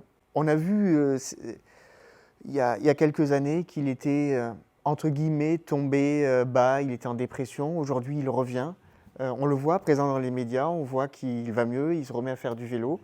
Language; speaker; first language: French; native; French